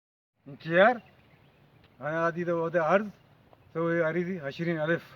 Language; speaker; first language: Arabic; non-native, learner; Baluchi